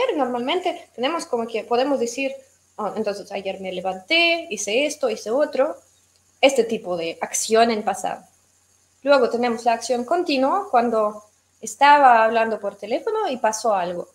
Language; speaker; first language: Spanish; non-native, fluent; Russian